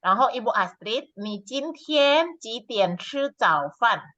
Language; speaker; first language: Chinese; non-native, fluent; Indonesian